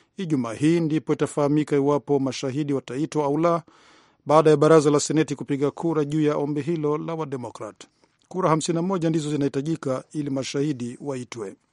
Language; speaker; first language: Swahili; non-native, local second language; Rundi